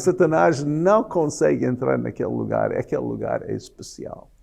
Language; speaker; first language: Portuguese; non-native, fluent; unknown